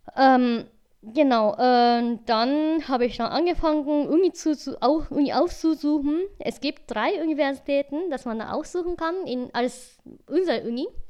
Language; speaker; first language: German; non-native, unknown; Japanese